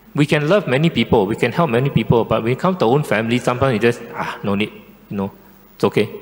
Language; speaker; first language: English; non-native, local second language; Chinese